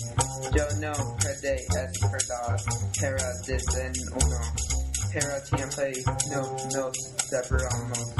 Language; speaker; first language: Spanish; non-native, learner; English